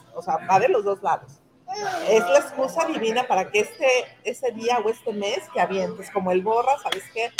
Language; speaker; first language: Spanish; native; Spanish